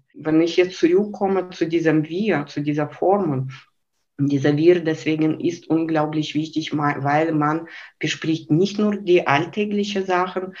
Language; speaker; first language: German; non-native, fluent; Lithuanian